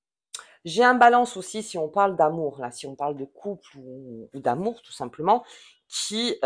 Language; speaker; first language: French; native; French